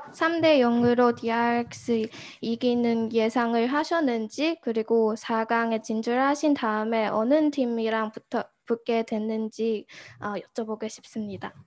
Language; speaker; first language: Korean; non-native, fluent; Chinese